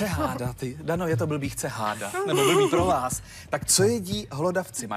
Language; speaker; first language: Czech; native; Czech